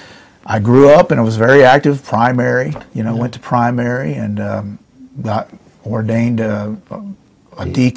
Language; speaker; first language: English; native; English